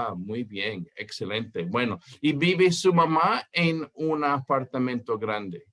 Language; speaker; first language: Spanish; non-native, fluent; English